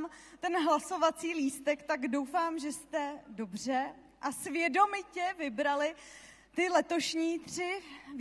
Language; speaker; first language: Czech; native; Czech